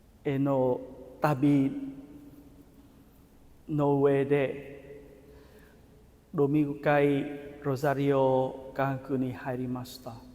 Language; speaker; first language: Japanese; non-native, fluent; Vietnamese